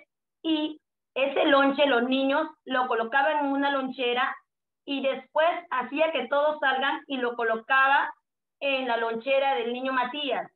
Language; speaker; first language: Spanish; native; Spanish